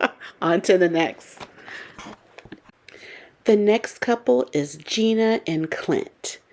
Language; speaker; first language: English; native; English